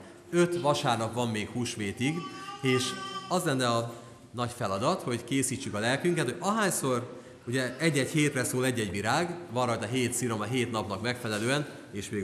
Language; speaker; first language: Hungarian; native; Hungarian